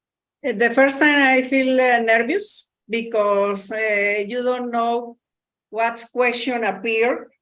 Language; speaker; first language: English; non-native, learner; Spanish